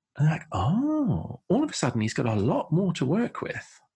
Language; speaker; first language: English; native; English